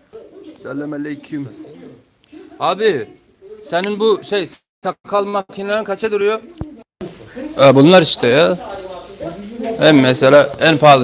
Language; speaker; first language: Turkish; early bilingual, heritage; Turkmen